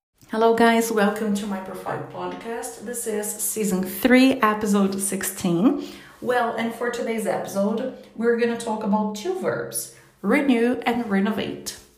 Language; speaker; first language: English; non-native, fluent; Portuguese